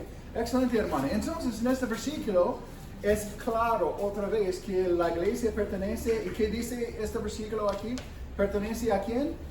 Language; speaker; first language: Spanish; non-native, fluent; English